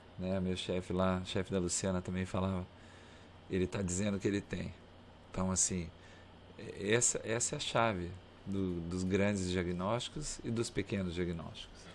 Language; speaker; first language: Portuguese; native; Portuguese